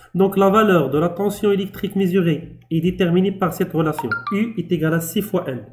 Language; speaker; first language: French; non-native, local second language; Arabic